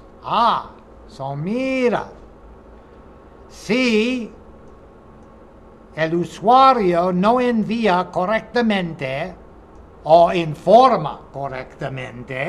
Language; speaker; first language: Spanish; non-native, fluent; English